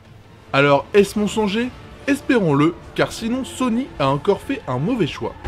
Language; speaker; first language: French; native; French